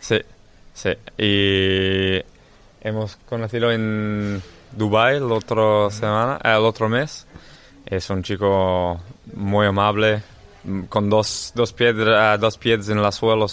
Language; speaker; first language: Spanish; non-native, learner; English